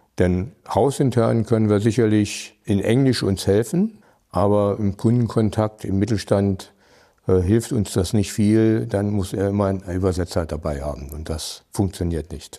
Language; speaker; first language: German; native; German